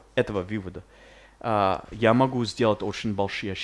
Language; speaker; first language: Russian; non-native, fluent; English